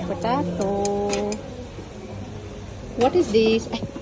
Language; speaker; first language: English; non-native, learner; Nepali